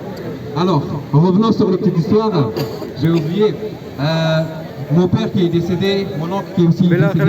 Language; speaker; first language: French; non-native, fluent; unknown